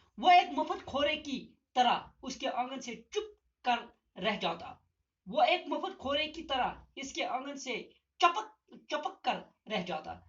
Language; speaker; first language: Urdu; non-native, local second language; Gujari